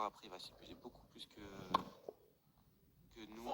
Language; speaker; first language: French; native; French